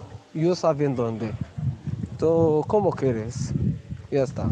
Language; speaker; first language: Spanish; non-native, learner; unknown